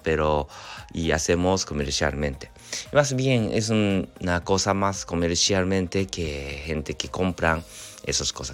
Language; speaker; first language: Spanish; non-native, learner; Japanese